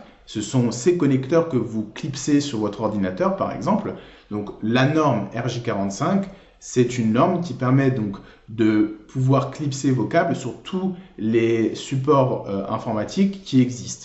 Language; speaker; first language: French; native; French